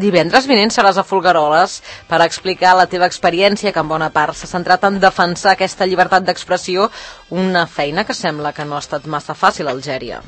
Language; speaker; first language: Catalan; native; Catalan